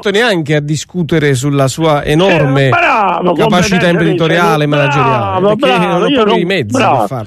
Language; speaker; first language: Italian; native; Italian